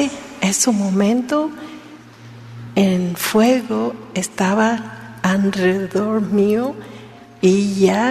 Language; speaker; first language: Spanish; non-native, learner; Vietnamese